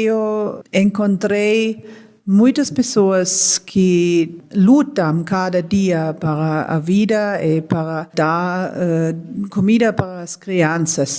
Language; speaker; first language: Portuguese; non-native, learner; German